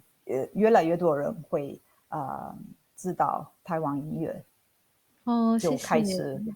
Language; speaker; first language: Chinese; non-native, fluent; Italian